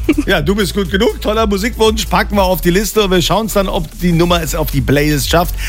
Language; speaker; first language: German; native; German